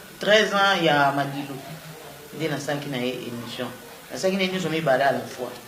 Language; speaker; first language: Lingala; non-native, local second language; Kongo